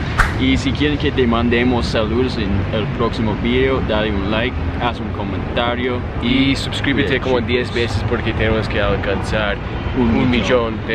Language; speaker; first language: Spanish; non-native, fluent; English